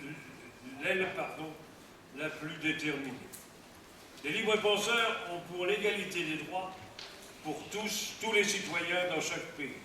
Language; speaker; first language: French; native; French